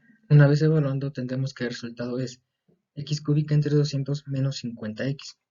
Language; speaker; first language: Spanish; native; Spanish